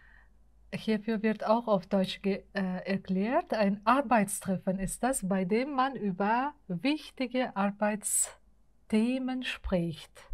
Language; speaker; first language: German; non-native, fluent; Uzbek